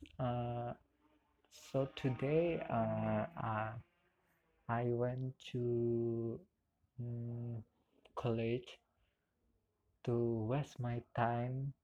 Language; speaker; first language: English; non-native, learner; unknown